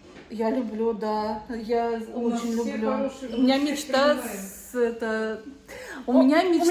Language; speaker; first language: Russian; native; Russian